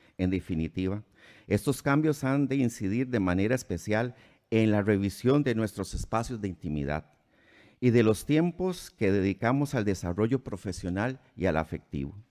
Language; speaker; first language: Spanish; native; Spanish